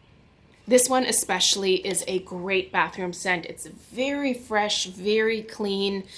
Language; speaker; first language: English; native; English